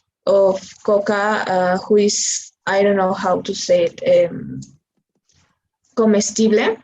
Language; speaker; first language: English; non-native, learner; Spanish